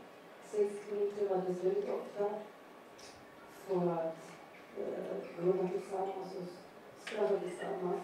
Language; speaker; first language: Swedish; non-native, learner; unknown